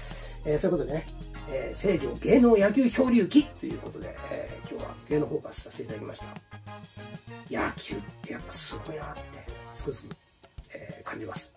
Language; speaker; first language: Japanese; native; Japanese